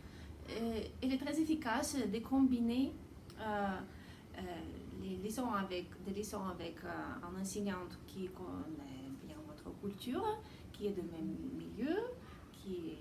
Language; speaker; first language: French; non-native, fluent; Russian